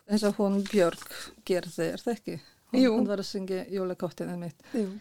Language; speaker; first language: Icelandic; non-native, fluent; Polish